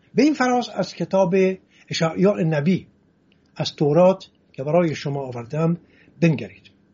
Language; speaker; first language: Persian; non-native, local second language; Assyrian Neo-Aramaic